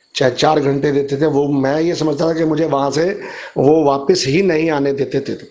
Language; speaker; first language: Hindi; native; Hindi